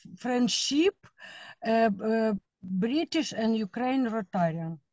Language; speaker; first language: English; non-native, learner; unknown